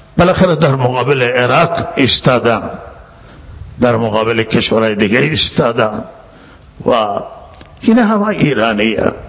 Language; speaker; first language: Persian; non-native, local second language; Baluchi